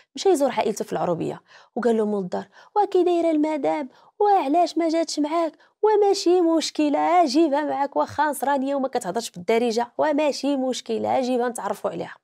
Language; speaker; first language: Arabic; native; Arabic